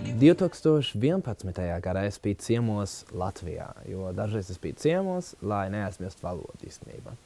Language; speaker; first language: Latvian; non-native, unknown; German